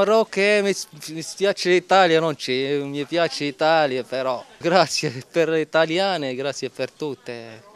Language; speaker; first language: Italian; non-native, learner; Arabic